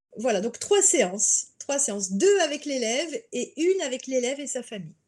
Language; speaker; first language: French; native; French